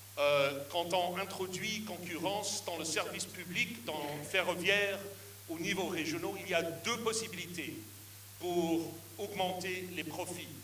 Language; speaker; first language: French; non-native, fluent; English